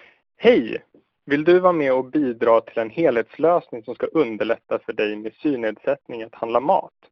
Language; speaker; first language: Swedish; native; Swedish